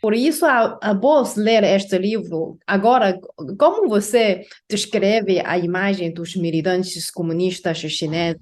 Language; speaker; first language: Portuguese; non-native, fluent; Chinese